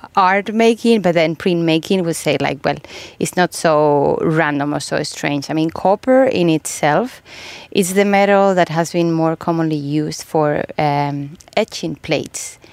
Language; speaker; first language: English; non-native, fluent; Spanish